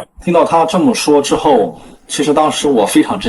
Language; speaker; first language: Chinese; native; Chinese